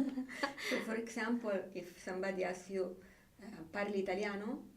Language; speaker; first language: English; non-native, fluent; Italian